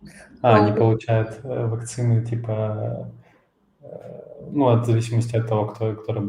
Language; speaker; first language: Russian; native; Russian